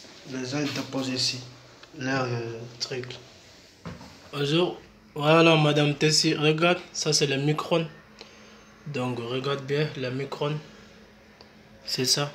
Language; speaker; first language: French; non-native, learner; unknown